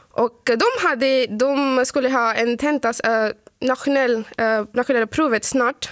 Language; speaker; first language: Swedish; non-native, fluent; Urdu